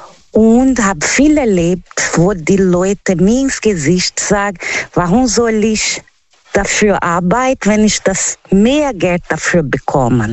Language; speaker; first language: German; non-native, learner; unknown